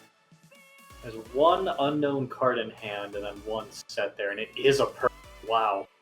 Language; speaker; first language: English; native; English